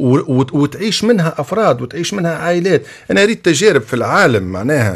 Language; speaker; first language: Arabic; native; Arabic